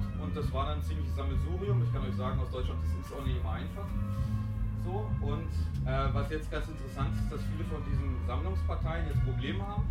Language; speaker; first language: German; native; German